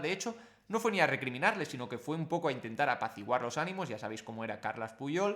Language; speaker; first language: Spanish; native; Spanish